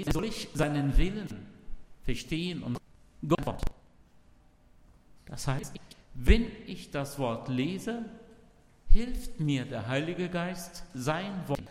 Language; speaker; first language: German; non-native, learner; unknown